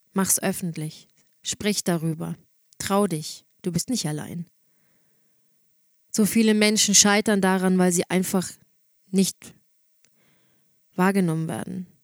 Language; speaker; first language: German; native; German